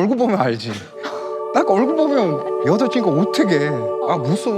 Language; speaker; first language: Korean; non-native, fluent; English